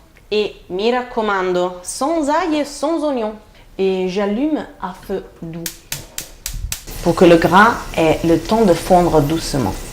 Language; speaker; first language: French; non-native, fluent; Italian